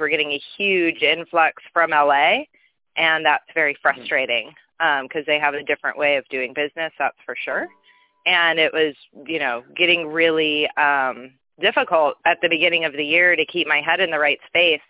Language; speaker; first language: English; native; English